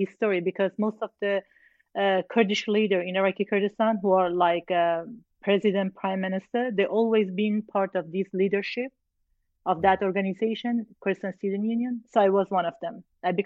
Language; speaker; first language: English; non-native, fluent; Persian